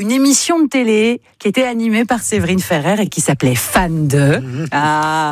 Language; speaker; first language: French; native; French